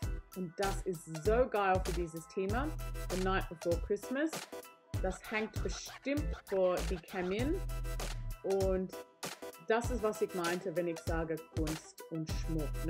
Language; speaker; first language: German; non-native, learner; English